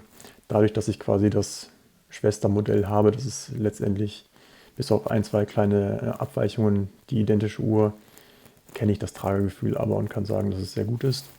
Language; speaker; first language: German; native; German